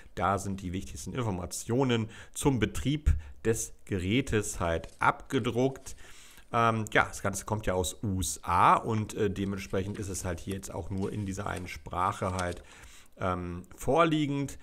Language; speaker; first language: German; native; German